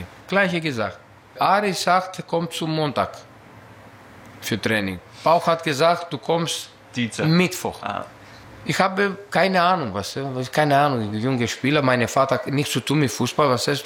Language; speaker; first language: German; non-native, learner; Greek